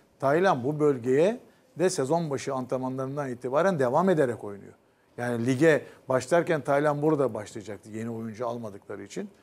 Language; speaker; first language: Turkish; native; Turkish